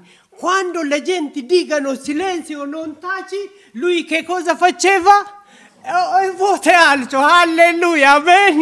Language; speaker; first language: Italian; non-native, learner; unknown